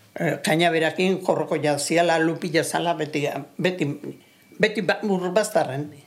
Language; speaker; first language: Basque; native; Basque